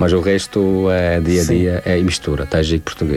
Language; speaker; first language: Portuguese; non-native, fluent; Tajik